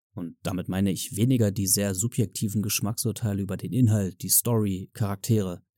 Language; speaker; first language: German; native; German